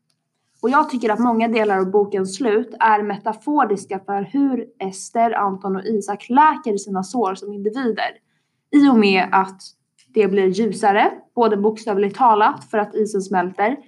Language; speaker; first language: Swedish; native; Swedish